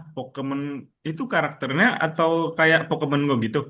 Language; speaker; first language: Indonesian; native; Indonesian